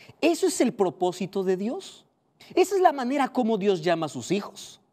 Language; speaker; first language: Spanish; native; Spanish